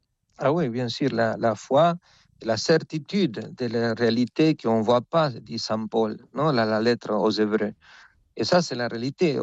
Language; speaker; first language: French; non-native, fluent; Spanish